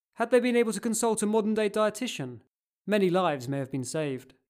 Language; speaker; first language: English; native; English